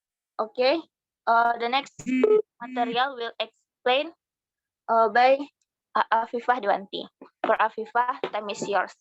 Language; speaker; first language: English; non-native, learner; Indonesian